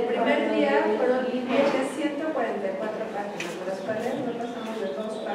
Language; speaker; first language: Spanish; native; Spanish